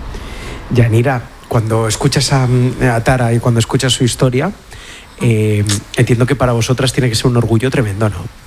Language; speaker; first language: Spanish; native; Spanish